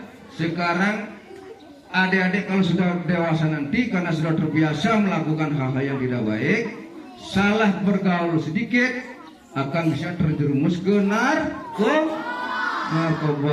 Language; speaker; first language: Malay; non-native, local second language; Balinese